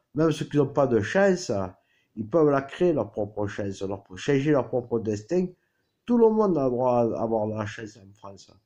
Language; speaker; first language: French; native; French